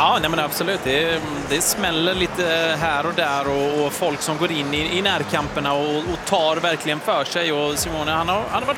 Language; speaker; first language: Swedish; native; Swedish